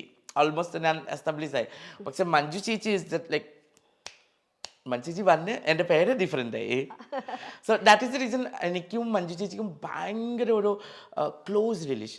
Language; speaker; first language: Malayalam; non-native, fluent; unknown